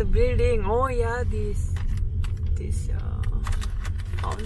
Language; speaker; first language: English; non-native, fluent; Indonesian